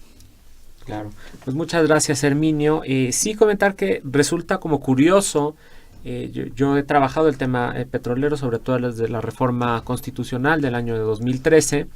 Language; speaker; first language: Spanish; native; Spanish